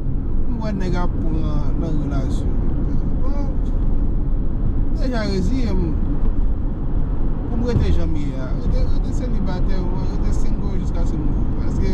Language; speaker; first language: French; non-native, learner; Haitian Creole